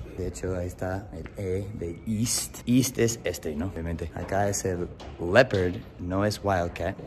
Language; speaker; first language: Spanish; non-native, fluent; English